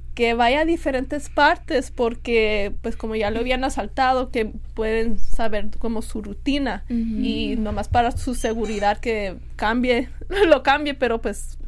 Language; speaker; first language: Spanish; early bilingual, heritage; Spanish